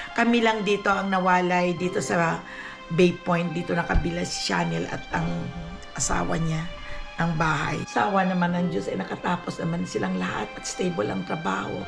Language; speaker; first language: Filipino; non-native, local second language; Cebuano